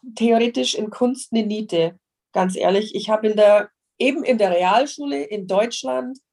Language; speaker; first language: German; non-native, fluent; English